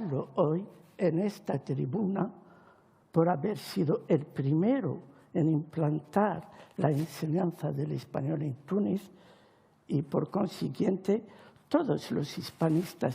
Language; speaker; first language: Spanish; non-native, fluent; Arabic